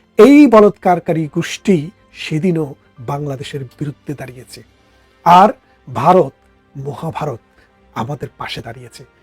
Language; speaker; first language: Bangla; native; Bangla